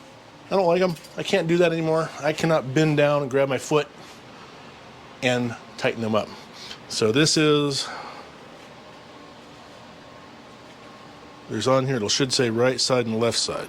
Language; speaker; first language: English; native; English